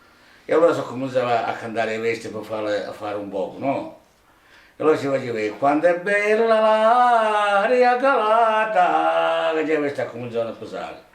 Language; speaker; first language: Italian; non-native, local second language; Sicilian